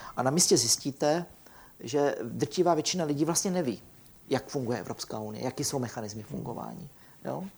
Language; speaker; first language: Czech; native; Czech